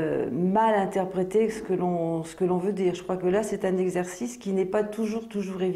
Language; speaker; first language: French; native; French